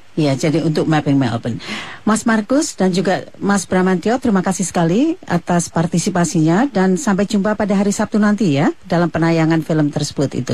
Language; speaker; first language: Indonesian; native; Indonesian